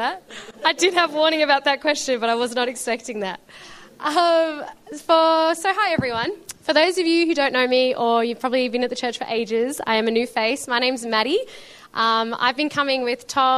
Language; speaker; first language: English; native; English